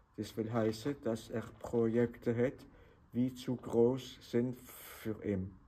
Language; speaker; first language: German; non-native, local second language; Swiss German